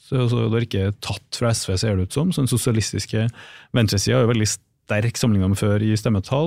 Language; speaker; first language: Norwegian; native; Norwegian